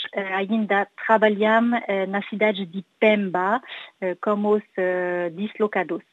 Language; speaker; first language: Portuguese; non-native, learner; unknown